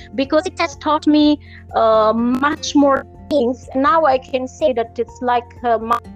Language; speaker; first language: English; non-native, fluent; Italian